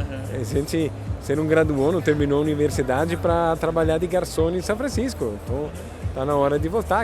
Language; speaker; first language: Portuguese; non-native, fluent; Italian